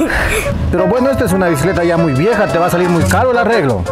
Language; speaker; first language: Spanish; native; Spanish